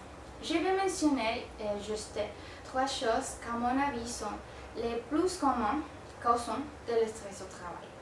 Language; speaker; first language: French; non-native, learner; Spanish